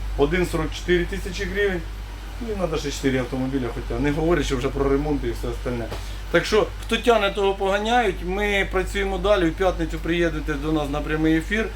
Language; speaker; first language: Ukrainian; native; Ukrainian